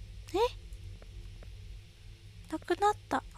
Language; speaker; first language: Japanese; non-native, learner; English